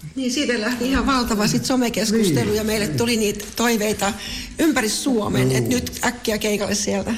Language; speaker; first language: Finnish; native; Finnish